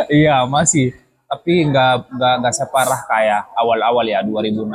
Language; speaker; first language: Indonesian; non-native, fluent; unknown